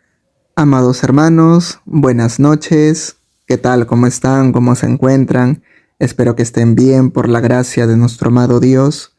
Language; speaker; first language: Spanish; native; Spanish